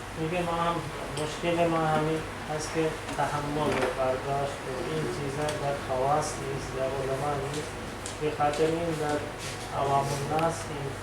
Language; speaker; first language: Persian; non-native, fluent; Urdu